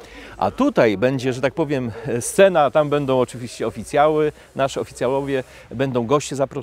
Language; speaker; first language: Polish; native; Polish